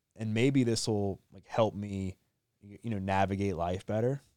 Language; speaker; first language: English; native; English